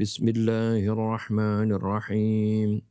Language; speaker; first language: Arabic; non-native, fluent; Indonesian